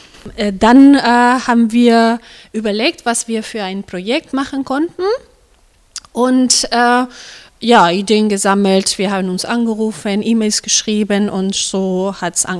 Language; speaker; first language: German; non-native, fluent; Spanish